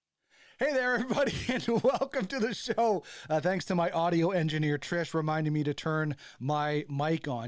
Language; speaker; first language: English; native; English